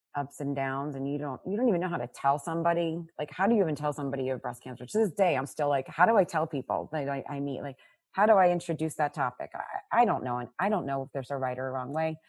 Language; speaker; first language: English; native; English